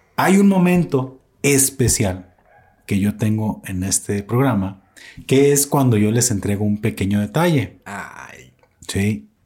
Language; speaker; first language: Spanish; native; Spanish